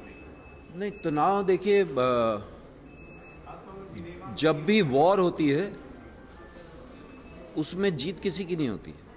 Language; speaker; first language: Hindi; native; Hindi